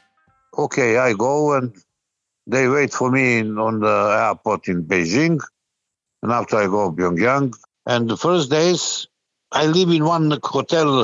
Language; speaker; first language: English; non-native, learner; Serbian